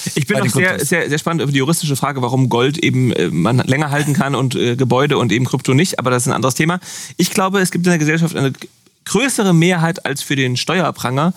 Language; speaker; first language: German; native; German